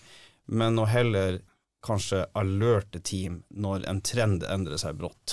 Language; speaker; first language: Norwegian; native; Norwegian